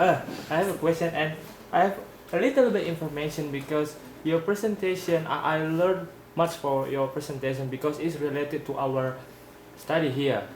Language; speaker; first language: English; non-native, learner; Indonesian